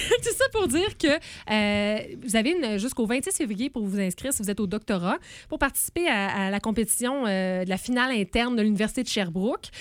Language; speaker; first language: French; native; French